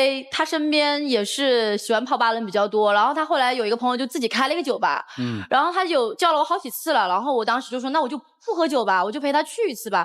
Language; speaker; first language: Chinese; native; Chinese